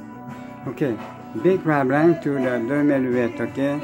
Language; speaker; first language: English; non-native, learner; French